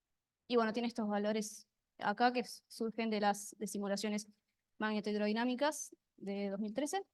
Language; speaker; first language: Spanish; native; Spanish